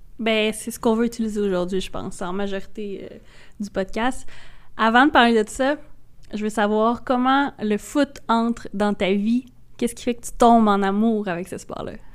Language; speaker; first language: French; native; French